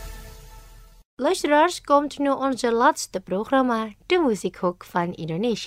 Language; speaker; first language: Dutch; non-native, learner; Indonesian